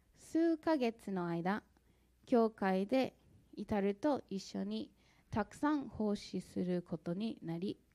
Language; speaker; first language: Japanese; non-native, fluent; English